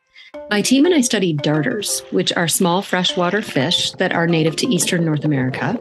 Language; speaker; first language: English; native; English